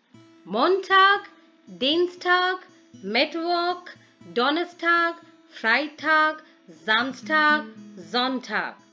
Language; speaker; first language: German; non-native, fluent; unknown